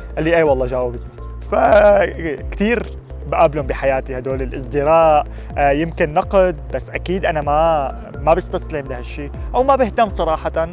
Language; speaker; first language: Arabic; native; Arabic